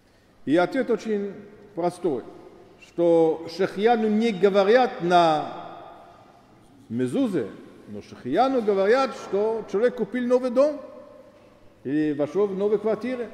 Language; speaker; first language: Russian; non-native, fluent; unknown